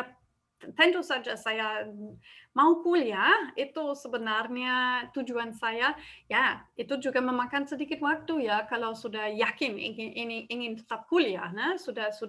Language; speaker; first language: Indonesian; non-native, fluent; German